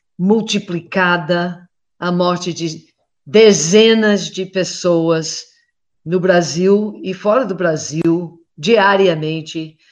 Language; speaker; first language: Portuguese; non-native, fluent; English